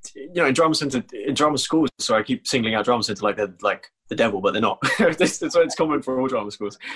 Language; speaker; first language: English; native; English